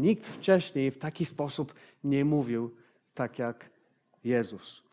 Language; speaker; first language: Polish; non-native, fluent; English